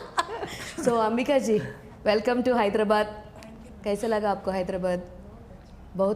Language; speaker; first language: Hindi; non-native, local second language; Telugu